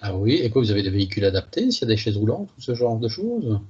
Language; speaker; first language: French; native; French